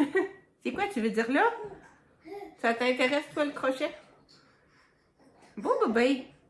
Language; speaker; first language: French; native; French